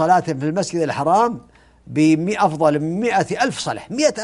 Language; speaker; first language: Arabic; native; Arabic